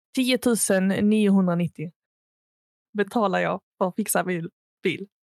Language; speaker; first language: Swedish; early bilingual, other home language; Arabic